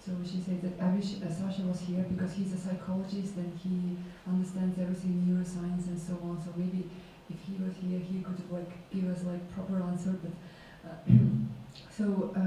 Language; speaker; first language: English; non-native, fluent; Mongolian